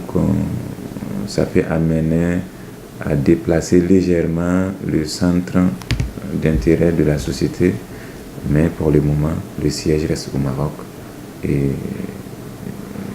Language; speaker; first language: French; non-native, local second language; Mossi